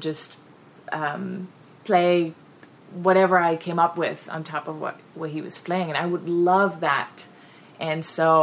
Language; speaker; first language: English; non-native, fluent; Dutch